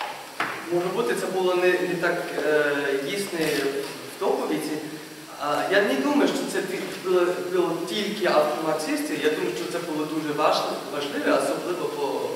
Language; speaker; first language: Ukrainian; non-native, learner; German